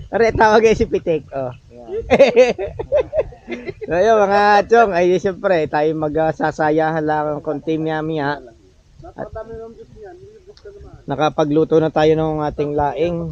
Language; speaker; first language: Filipino; native; Filipino